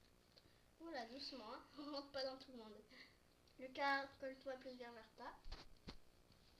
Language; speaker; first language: French; native; French